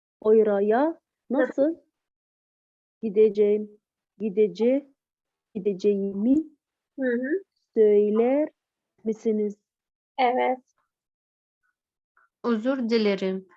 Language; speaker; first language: Turkish; non-native, learner; Arabic